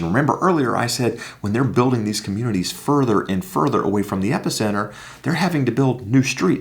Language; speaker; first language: English; native; English